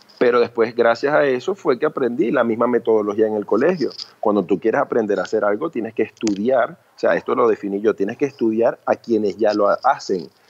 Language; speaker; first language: Spanish; early bilingual, other home language; Chinese